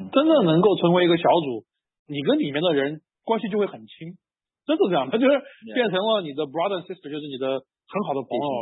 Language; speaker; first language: Chinese; native; Chinese